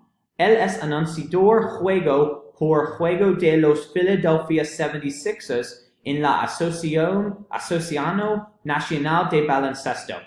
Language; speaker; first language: Spanish; non-native, learner; English